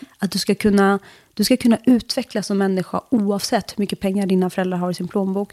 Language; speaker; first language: Swedish; early bilingual, other home language; Kurdish